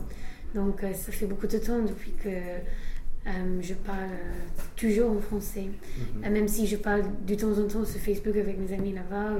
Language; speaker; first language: French; non-native, fluent; English